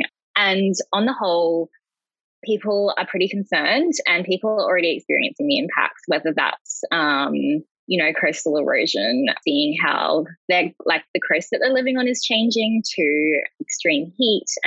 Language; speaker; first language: English; native; English